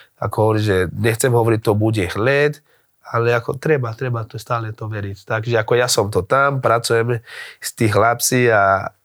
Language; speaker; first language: Slovak; non-native, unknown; Portuguese